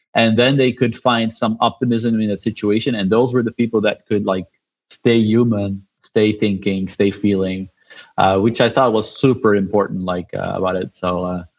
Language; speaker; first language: English; non-native, fluent; Dutch